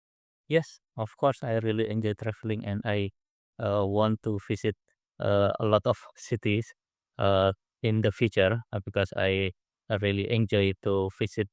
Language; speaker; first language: English; non-native, learner; Indonesian